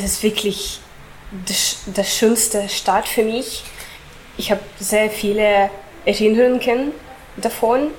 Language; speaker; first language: German; non-native, fluent; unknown